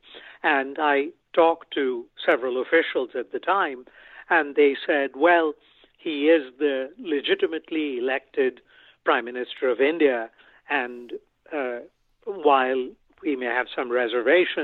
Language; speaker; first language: English; non-native, local second language; Bangla